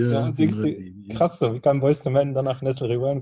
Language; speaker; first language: German; native; German